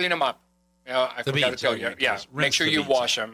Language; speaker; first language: English; non-native, fluent; Greek